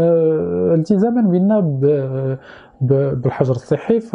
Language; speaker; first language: Arabic; native; Arabic